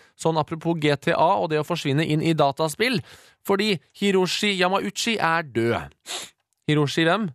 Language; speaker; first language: Norwegian; native; Norwegian